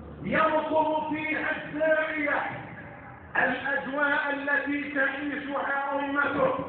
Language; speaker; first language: Arabic; native; Arabic